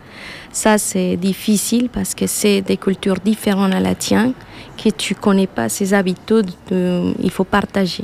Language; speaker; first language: French; non-native, fluent; Spanish